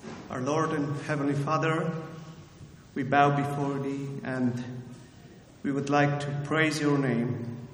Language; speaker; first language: English; non-native, fluent; Romanian